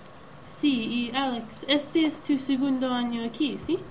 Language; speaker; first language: Spanish; non-native, learner; English